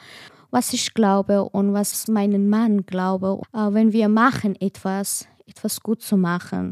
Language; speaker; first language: German; non-native, learner; Persian